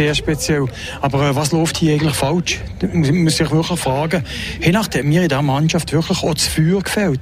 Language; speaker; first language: German; native; German